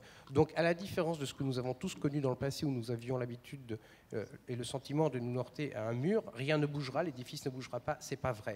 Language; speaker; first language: French; native; French